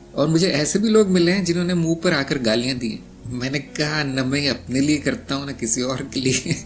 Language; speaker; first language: Hindi; native; Hindi